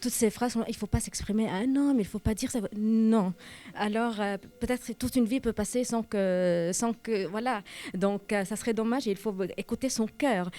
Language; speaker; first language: French; non-native, local second language; Arabic